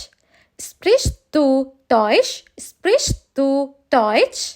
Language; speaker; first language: German; non-native, learner; Sinhala